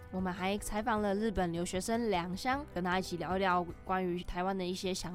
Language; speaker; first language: Chinese; native; Chinese